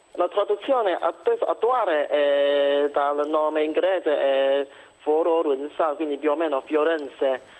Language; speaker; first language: Italian; non-native, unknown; Chinese